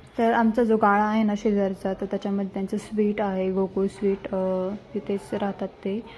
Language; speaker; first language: Marathi; native; Marathi